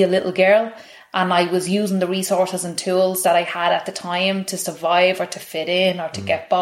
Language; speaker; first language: English; native; English